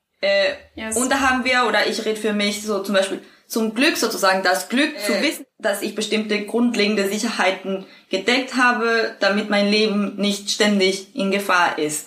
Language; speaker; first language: German; non-native, fluent; Spanish